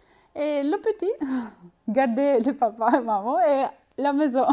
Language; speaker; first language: French; non-native, learner; Albanian